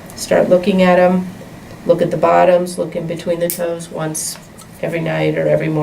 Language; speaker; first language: English; native; English